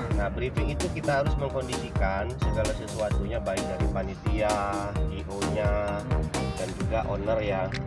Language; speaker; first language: Indonesian; native; Indonesian